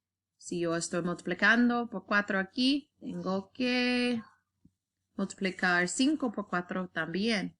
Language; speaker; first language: Spanish; non-native, learner; English